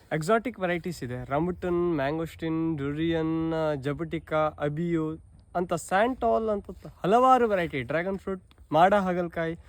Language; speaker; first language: Kannada; non-native, local second language; Konkani